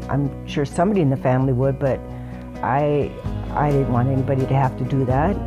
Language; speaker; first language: English; native; English